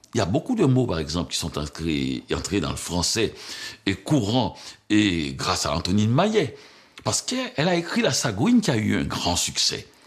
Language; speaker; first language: French; native; French